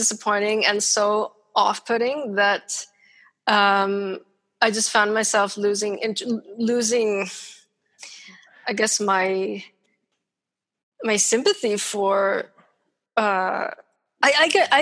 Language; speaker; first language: English; native; English